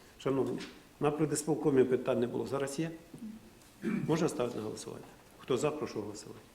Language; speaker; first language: Ukrainian; non-native, local second language; Russian